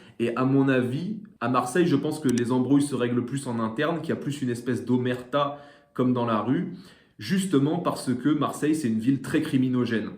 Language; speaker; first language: French; native; French